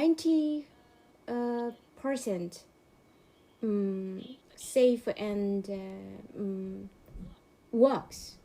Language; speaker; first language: English; non-native, learner; Korean